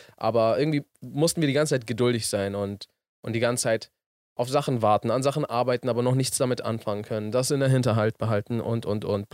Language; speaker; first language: German; early bilingual, other home language; Persian